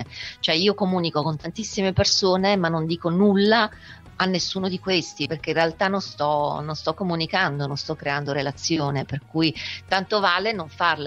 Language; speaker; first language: Italian; native; Italian